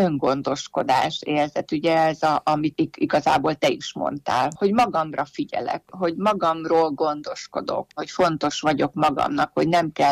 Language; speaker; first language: Hungarian; native; Hungarian